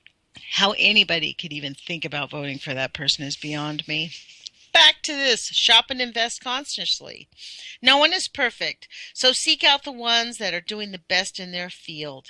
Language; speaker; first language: English; native; English